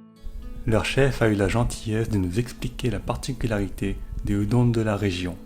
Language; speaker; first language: French; native; French